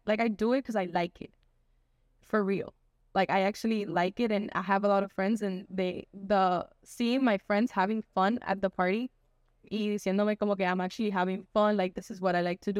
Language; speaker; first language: English; early bilingual, other home language; Spanish